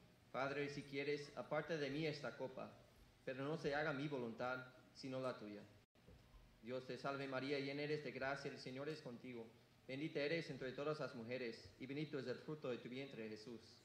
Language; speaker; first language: Spanish; non-native, fluent; English